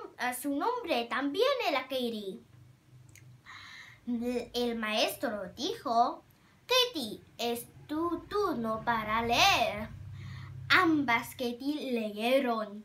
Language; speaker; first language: Spanish; non-native, learner; Vietnamese